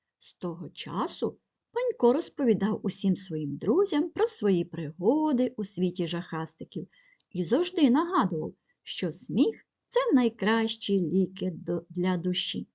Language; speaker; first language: Ukrainian; native; Ukrainian